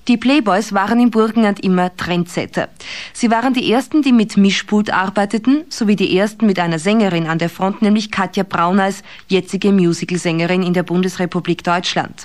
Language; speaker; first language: German; native; German